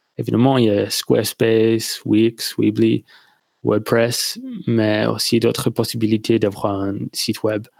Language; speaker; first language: French; non-native, learner; English